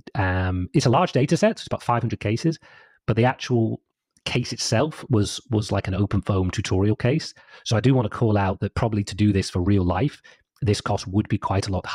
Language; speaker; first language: English; native; English